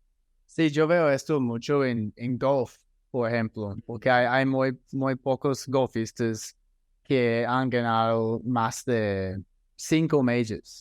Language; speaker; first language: Spanish; non-native, fluent; English